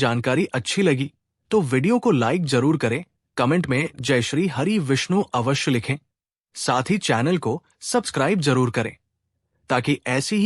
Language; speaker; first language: Hindi; native; Hindi